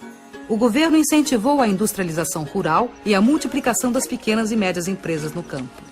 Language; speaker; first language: Portuguese; native; Portuguese